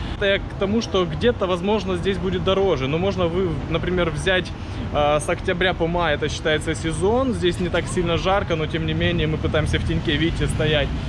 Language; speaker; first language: Russian; native; Russian